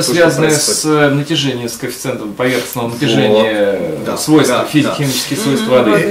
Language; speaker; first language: Russian; native; Russian